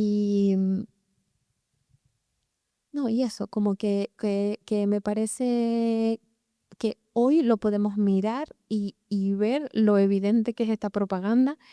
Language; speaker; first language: Spanish; native; Spanish